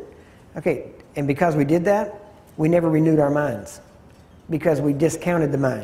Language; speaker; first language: English; native; English